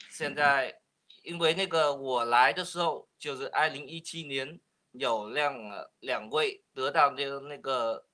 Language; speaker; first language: Chinese; non-native, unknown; Vietnamese